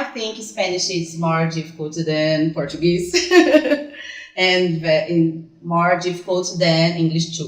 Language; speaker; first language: English; non-native, fluent; Portuguese